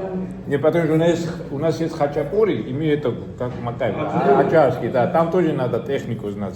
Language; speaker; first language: Russian; non-native, fluent; Georgian